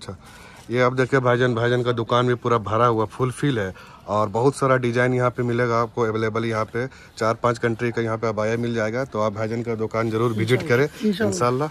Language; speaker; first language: Hindi; native; Hindi